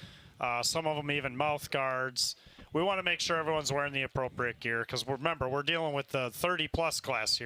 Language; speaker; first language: English; native; English